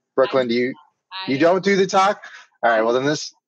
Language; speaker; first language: English; native; English